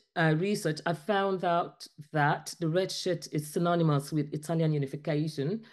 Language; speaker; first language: English; non-native, local second language; Ibibio